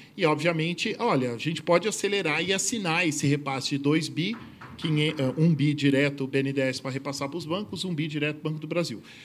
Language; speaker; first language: Portuguese; native; Portuguese